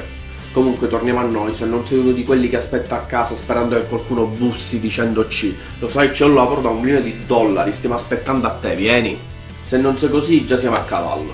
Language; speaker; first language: Italian; native; Italian